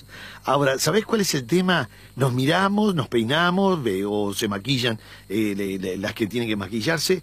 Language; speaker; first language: Spanish; native; Spanish